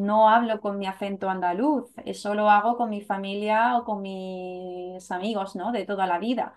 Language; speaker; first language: Spanish; native; Spanish